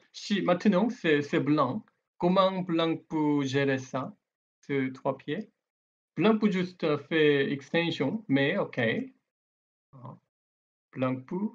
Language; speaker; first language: French; non-native, learner; Korean